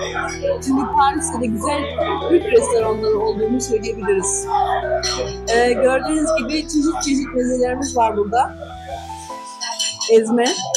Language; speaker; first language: Turkish; early bilingual, heritage; Turkish